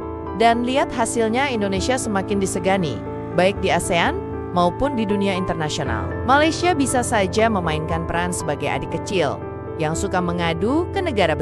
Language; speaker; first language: Indonesian; native; Indonesian